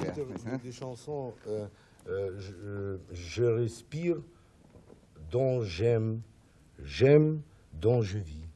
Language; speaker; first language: French; non-native, learner; Russian